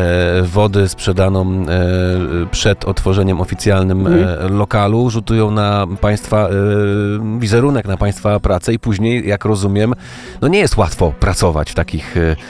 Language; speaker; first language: Polish; native; Polish